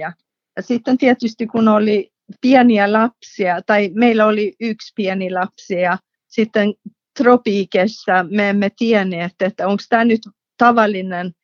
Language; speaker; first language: Finnish; non-native, fluent; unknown